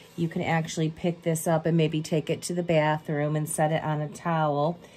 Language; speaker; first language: English; native; English